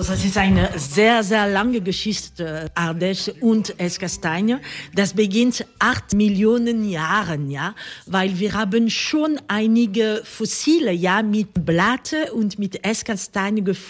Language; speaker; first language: German; non-native, fluent; French